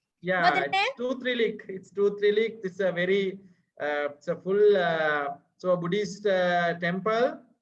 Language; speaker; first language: English; non-native, fluent; Sinhala